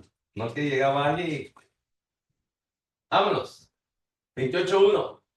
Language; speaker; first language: Spanish; native; Spanish